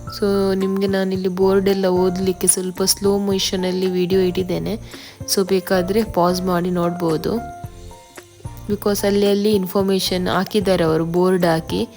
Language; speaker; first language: Kannada; non-native, local second language; Tulu